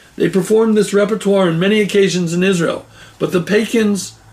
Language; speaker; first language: English; native; English